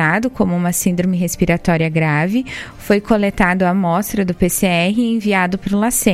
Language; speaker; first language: Portuguese; native; Portuguese